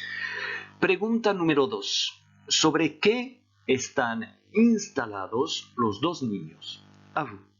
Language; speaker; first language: Spanish; non-native, fluent; French